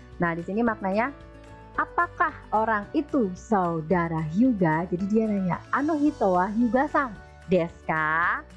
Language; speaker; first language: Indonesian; native; Indonesian